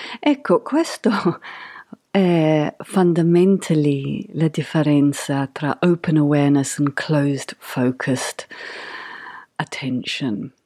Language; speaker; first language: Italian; non-native, fluent; English